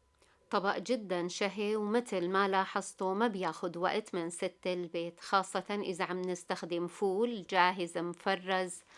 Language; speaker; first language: Arabic; native; Arabic